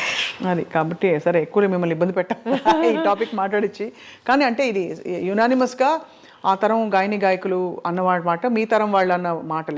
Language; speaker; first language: Telugu; native; Telugu